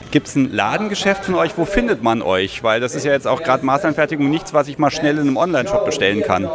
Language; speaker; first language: German; native; German